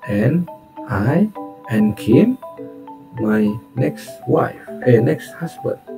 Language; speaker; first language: English; non-native, learner; Indonesian